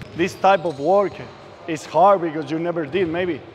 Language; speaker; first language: English; non-native, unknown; Spanish